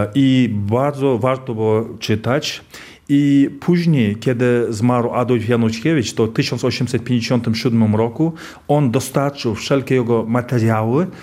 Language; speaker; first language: Polish; non-native, fluent; Kazakh